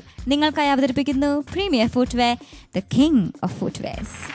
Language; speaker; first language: Malayalam; native; Malayalam